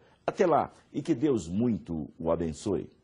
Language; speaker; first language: Portuguese; native; Portuguese